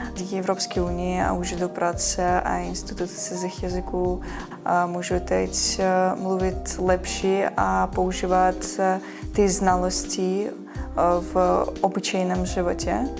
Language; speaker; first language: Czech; non-native, learner; Ukrainian